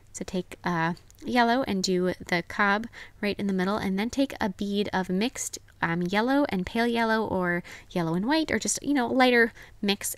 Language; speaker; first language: English; native; English